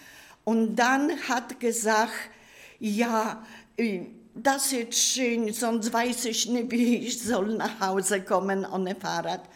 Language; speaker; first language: German; non-native, learner; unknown